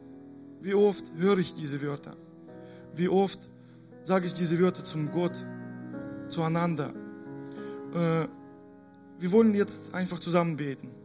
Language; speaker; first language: German; non-native, fluent; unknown